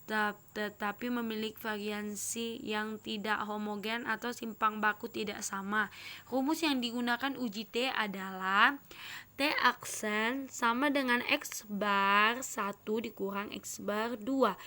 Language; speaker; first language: Indonesian; native; Indonesian